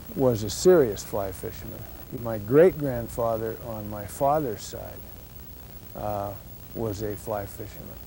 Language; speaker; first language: English; native; English